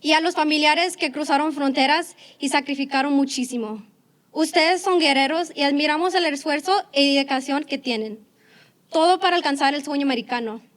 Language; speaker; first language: Spanish; early bilingual, heritage; Spanish